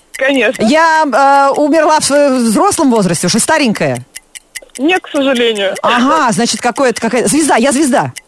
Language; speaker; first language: Russian; native; Russian